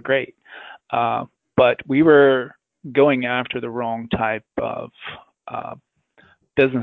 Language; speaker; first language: English; native; English